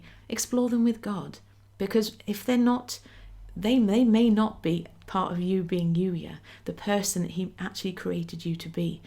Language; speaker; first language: English; native; English